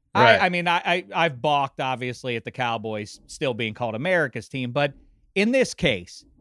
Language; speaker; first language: English; native; English